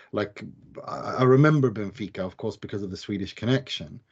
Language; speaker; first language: English; non-native, fluent; Swedish